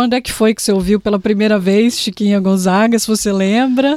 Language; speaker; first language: Portuguese; native; Portuguese